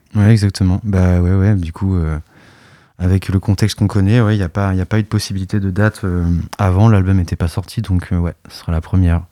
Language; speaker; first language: French; native; French